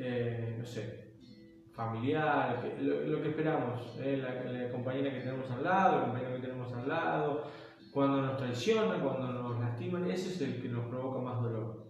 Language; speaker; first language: Spanish; native; Spanish